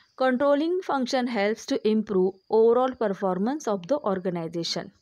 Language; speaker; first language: English; non-native, local second language; Marathi